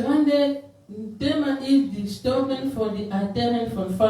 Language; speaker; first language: German; non-native, learner; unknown